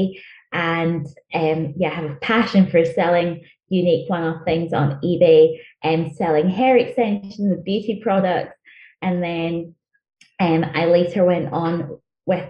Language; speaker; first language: English; non-native, local second language; Nyanja